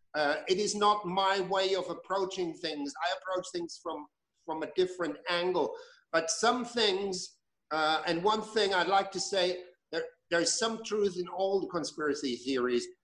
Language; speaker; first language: English; non-native, fluent; German